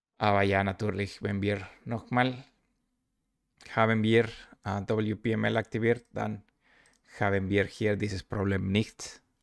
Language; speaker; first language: German; non-native, learner; Spanish